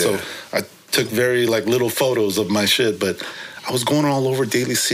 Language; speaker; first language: English; early bilingual, other home language; Korean